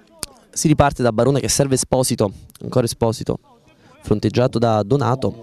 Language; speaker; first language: Italian; native; Italian